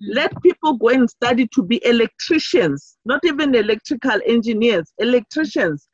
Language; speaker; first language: English; non-native, local second language; Southern Sotho